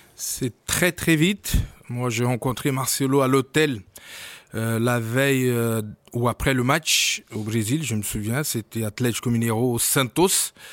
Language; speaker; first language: French; non-native, fluent; Portuguese